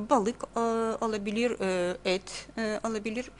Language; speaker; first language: Turkish; non-native, fluent; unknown